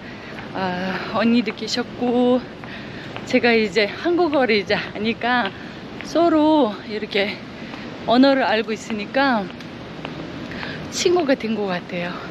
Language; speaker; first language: Korean; non-native, fluent; Uzbek